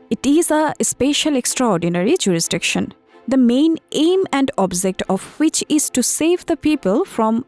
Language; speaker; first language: English; non-native, local second language; Bangla